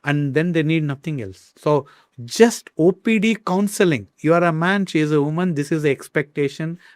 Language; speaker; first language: English; non-native, local second language; Kannada